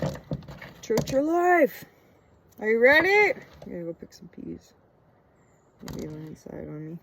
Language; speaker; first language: English; native; English